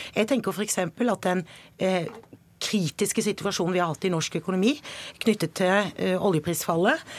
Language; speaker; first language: Norwegian; native; Norwegian